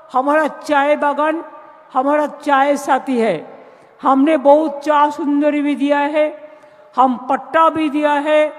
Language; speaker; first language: Hindi; non-native, local second language; Bangla